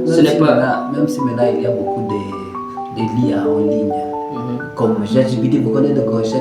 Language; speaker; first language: French; non-native, learner; Kalenjin